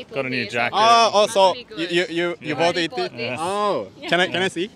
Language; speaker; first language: English; non-native, learner; Japanese